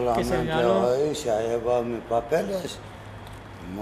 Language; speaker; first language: Spanish; non-native, learner; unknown